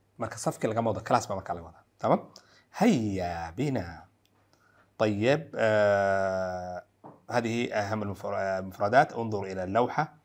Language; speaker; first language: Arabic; non-native, local second language; Somali